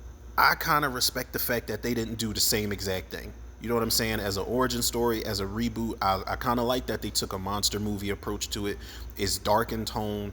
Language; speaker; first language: English; native; English